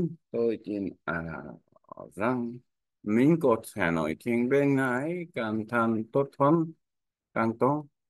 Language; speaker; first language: Vietnamese; non-native, learner; Korean